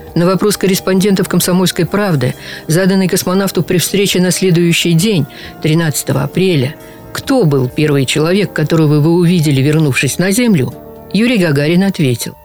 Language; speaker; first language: Russian; native; Russian